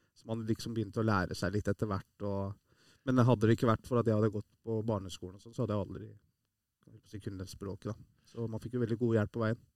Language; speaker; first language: Norwegian; early bilingual, other home language; Persian